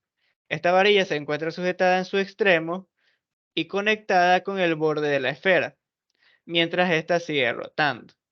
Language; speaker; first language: Spanish; native; Spanish